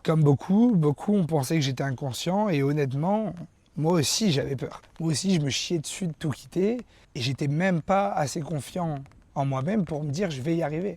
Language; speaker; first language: French; native; French